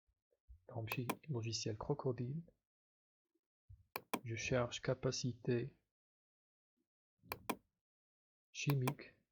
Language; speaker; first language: French; non-native, local second language; Arabic